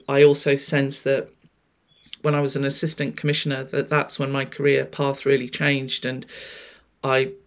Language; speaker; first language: English; native; English